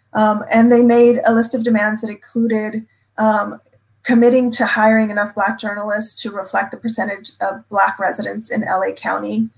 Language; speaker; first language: English; native; English